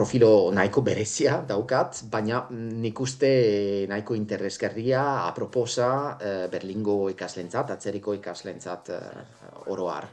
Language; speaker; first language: Basque; non-native, fluent; Italian